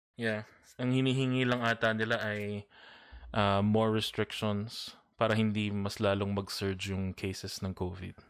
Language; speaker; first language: Filipino; native; Filipino